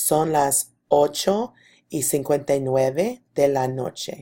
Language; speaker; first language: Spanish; non-native, fluent; English